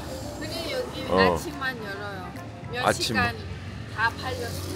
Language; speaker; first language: Korean; non-native, learner; Thai